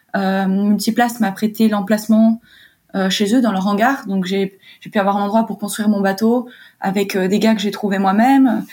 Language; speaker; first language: French; early bilingual, heritage; French